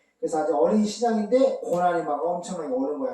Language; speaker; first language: Korean; native; Korean